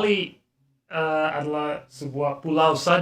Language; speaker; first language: Indonesian; non-native, learner; English